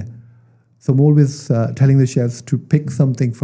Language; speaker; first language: English; non-native, local second language; Urdu